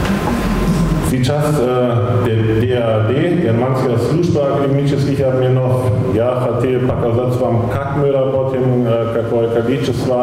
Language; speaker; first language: Russian; non-native, fluent; German